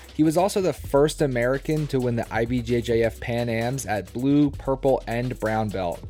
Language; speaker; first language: English; native; English